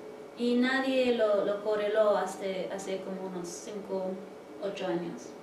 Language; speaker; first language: Spanish; early bilingual, heritage; English